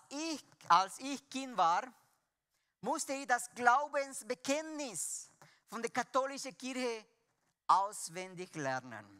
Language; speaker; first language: German; non-native, fluent; Spanish